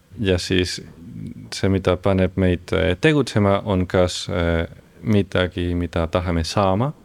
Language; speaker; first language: Estonian; non-native, fluent; Spanish